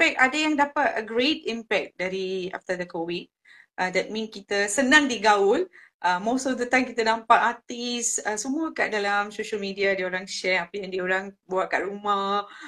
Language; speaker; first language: Malay; non-native, local second language; Tamil